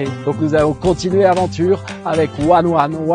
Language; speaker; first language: French; native; French